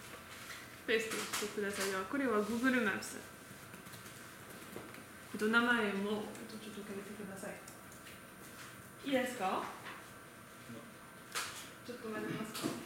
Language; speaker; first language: Japanese; non-native, learner; French